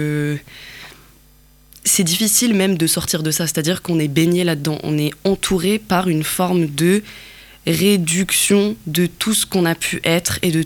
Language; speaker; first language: French; non-native, local second language; Kabyle